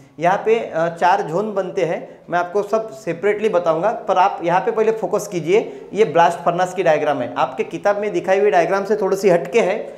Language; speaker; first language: Hindi; non-native, local second language; Marathi